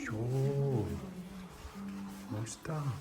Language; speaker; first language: Korean; non-native, learner; Mongolian